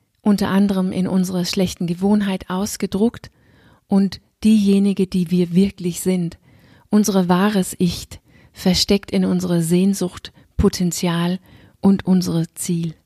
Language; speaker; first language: German; non-native, fluent; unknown